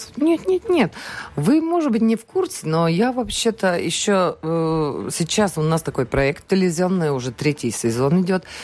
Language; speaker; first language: Russian; non-native, local second language; Latvian